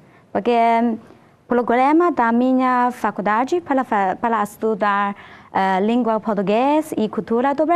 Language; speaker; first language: Portuguese; non-native, learner; Chinese